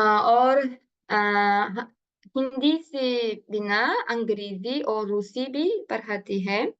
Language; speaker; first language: Hindi; non-native, learner; Uzbek